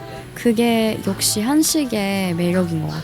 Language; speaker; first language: Korean; non-native, fluent; Persian